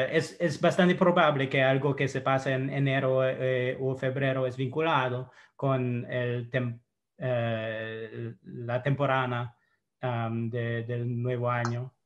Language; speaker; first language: Spanish; non-native, fluent; English